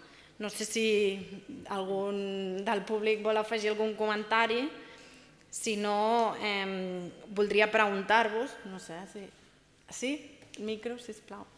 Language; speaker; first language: Catalan; native; Catalan